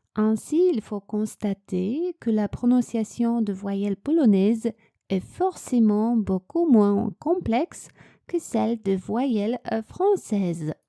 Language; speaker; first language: French; non-native, fluent; Polish